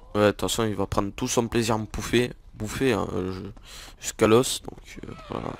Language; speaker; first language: French; native; French